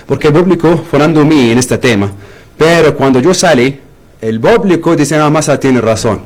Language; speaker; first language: Spanish; non-native, learner; Arabic